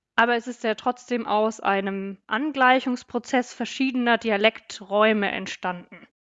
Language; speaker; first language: German; native; German